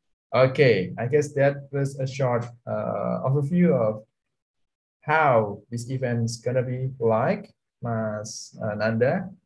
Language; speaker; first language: English; non-native, fluent; Indonesian